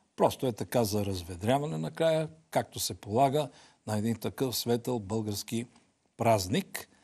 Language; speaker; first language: Bulgarian; native; Bulgarian